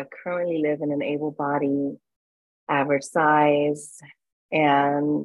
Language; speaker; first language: English; native; English